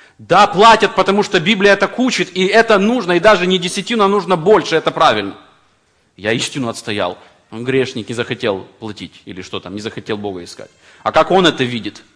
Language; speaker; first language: Russian; native; Russian